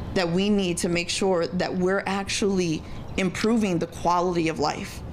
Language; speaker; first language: English; early bilingual, other home language; Spanish